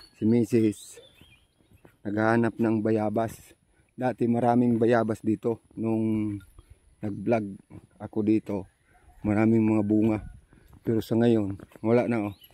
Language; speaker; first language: Filipino; non-native, local second language; Masbatenyo